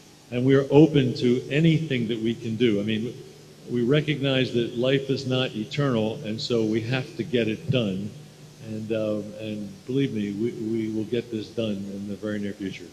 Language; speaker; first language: English; native; English